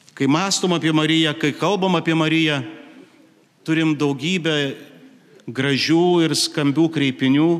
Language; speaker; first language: Lithuanian; native; Lithuanian